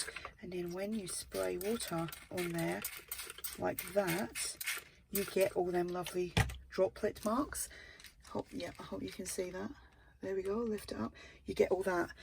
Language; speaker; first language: English; native; English